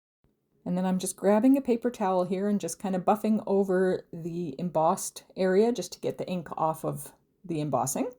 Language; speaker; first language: English; native; English